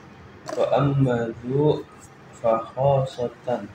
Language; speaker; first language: Arabic; non-native, learner; Indonesian